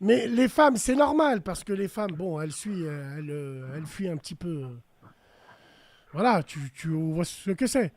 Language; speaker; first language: French; native; French